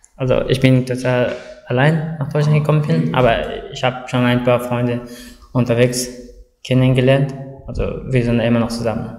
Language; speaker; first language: German; non-native, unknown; Persian